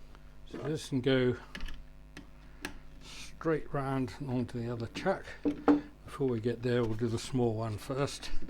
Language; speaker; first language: English; native; English